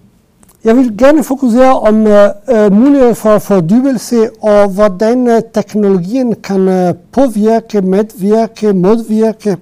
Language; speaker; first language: Danish; non-native, fluent; Italian